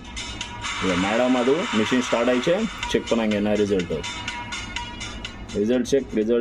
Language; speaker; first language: Tamil; non-native, local second language; Kannada